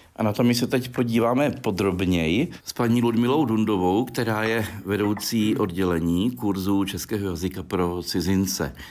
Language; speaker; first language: Czech; native; Czech